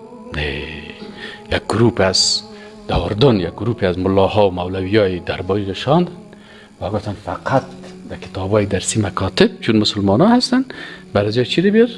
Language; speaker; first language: Persian; native; Persian